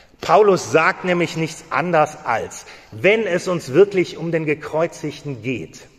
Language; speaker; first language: German; native; German